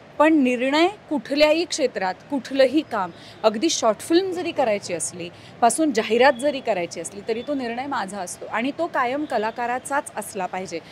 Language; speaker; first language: Marathi; native; Marathi